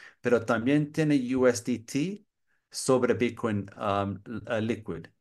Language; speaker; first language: Spanish; non-native, learner; English